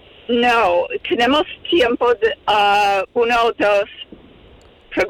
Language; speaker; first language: Spanish; non-native, fluent; English